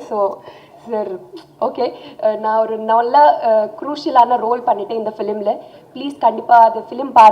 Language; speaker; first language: Tamil; non-native, learner; Telugu